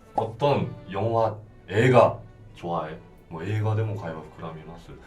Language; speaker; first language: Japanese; native; Japanese